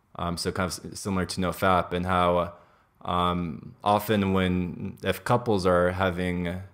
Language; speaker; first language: English; native; English